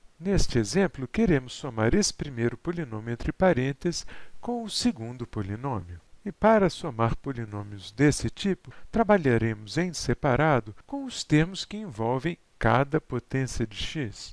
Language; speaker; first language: Portuguese; native; Portuguese